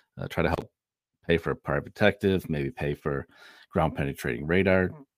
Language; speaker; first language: English; native; English